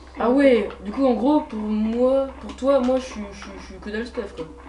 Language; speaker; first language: French; native; French